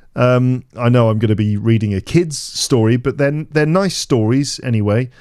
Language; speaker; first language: English; native; English